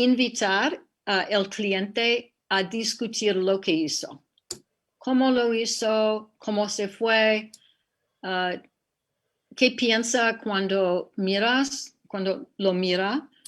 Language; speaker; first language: Spanish; non-native, fluent; English